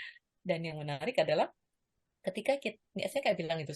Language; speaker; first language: Indonesian; native; Indonesian